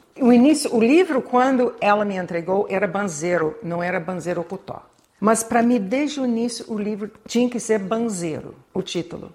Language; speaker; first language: Portuguese; non-native, fluent; English